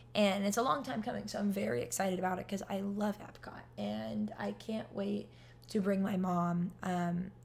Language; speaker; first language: English; native; English